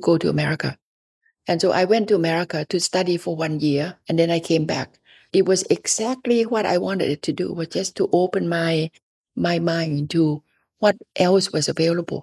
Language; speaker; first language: English; non-native, fluent; Thai